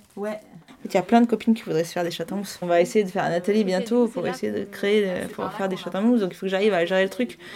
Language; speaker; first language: French; native; French